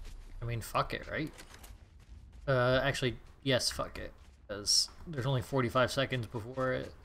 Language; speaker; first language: English; native; English